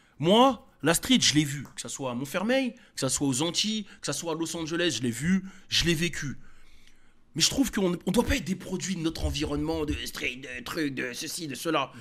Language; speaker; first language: French; native; French